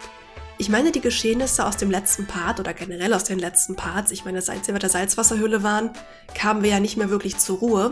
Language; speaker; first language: German; native; German